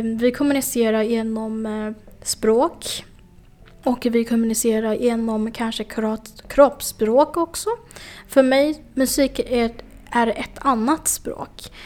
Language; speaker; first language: Swedish; non-native, fluent; Chinese